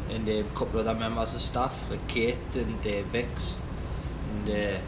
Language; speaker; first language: English; native; English